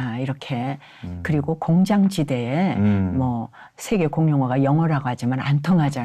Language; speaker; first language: Korean; native; Korean